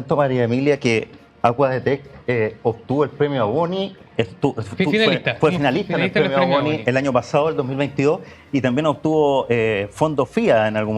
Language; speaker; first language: Spanish; native; Spanish